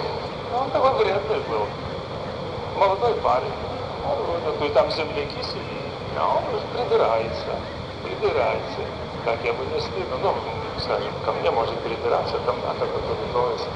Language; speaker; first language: Russian; non-native, fluent; Lithuanian